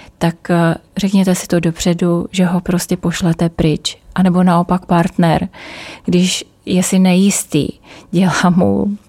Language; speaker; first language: Czech; native; Czech